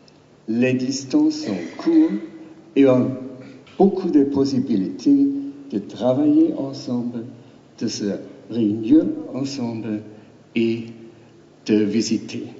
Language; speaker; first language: French; non-native, learner; German